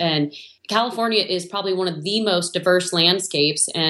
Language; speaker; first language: English; native; English